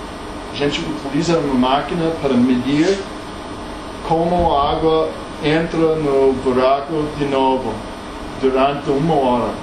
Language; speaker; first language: Portuguese; non-native, learner; English